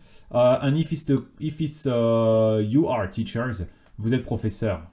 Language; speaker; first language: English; non-native, fluent; French